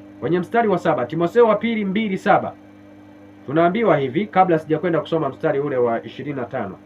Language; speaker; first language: Swahili; native; Swahili